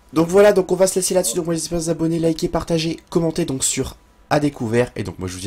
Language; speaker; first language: French; native; French